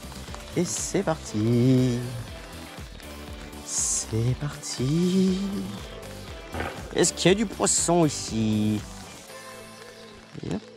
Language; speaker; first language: French; native; French